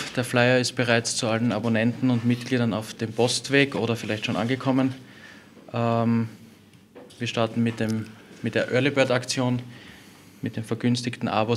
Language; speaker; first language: German; native; German